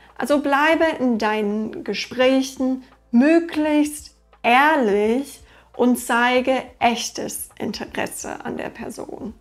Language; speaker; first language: German; non-native, fluent; English